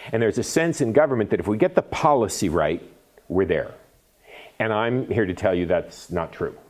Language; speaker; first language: English; native; English